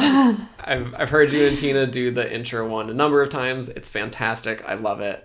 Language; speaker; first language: English; native; English